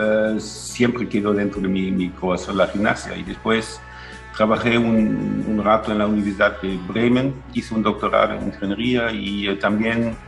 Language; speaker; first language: Spanish; non-native, fluent; German